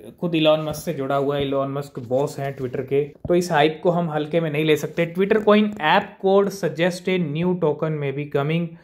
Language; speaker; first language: Hindi; native; Hindi